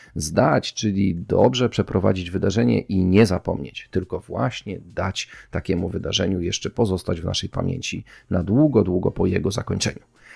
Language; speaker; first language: Polish; native; Polish